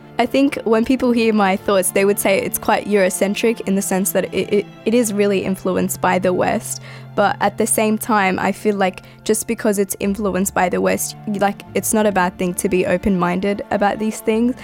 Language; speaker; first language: English; early bilingual, other home language; Arabic